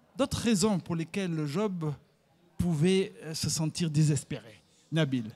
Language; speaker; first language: French; native; French